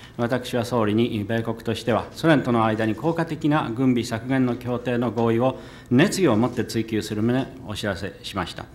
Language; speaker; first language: Japanese; native; Japanese